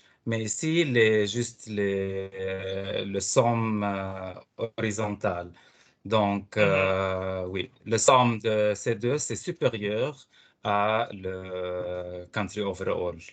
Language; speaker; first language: French; non-native, fluent; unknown